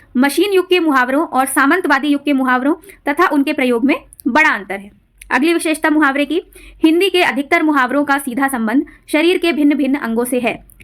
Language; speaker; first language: Hindi; native; Hindi